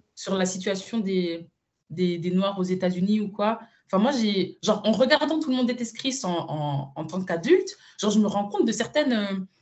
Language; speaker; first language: French; early bilingual, other home language; Spanish